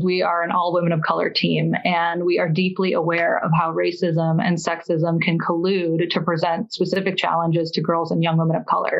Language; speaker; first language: English; early bilingual, other home language; Persian